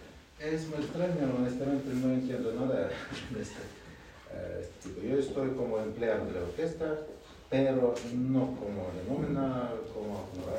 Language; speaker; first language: Spanish; non-native, learner; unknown